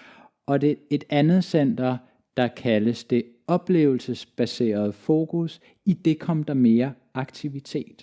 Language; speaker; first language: Danish; native; Danish